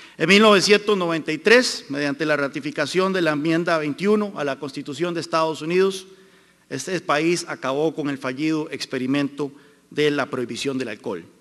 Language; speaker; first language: Spanish; native; Spanish